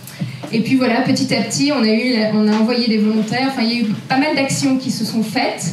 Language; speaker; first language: French; native; French